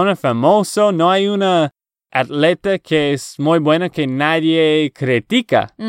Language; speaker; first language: Spanish; non-native, learner; English